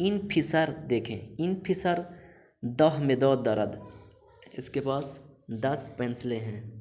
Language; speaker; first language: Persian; non-native, fluent; Urdu